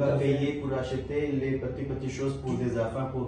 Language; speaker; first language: French; non-native, learner; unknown